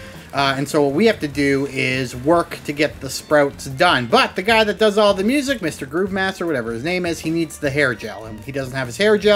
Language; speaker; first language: English; native; English